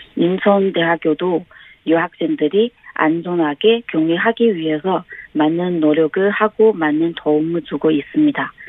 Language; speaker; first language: Korean; non-native, fluent; Chinese